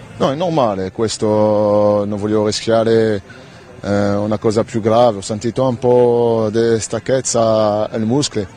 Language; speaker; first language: Italian; non-native, learner; French